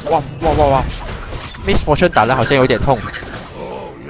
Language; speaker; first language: Chinese; native; Chinese